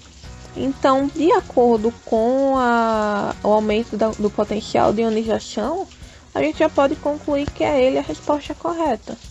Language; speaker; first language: Portuguese; native; Portuguese